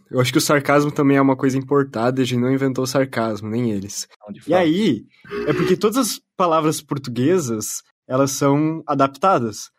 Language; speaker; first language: Portuguese; native; Portuguese